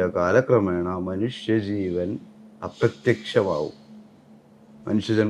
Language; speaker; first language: Malayalam; native; Malayalam